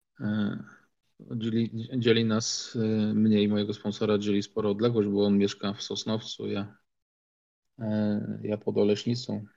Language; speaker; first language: Polish; native; Polish